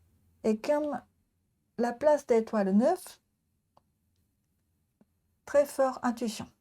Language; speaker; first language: French; non-native, learner; Japanese